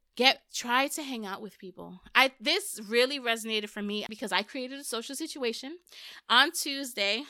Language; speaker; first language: English; early bilingual, other home language; Spanish